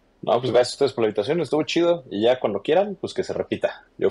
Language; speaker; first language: Spanish; native; Spanish